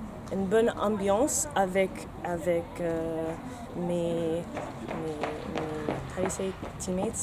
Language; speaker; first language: French; non-native, learner; English